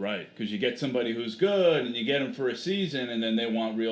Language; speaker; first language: English; native; English